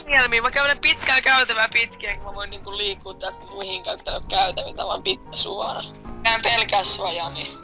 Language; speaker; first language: Finnish; native; Finnish